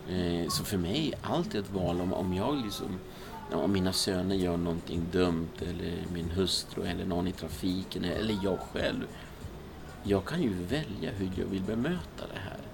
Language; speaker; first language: Swedish; early bilingual, other home language; Spanish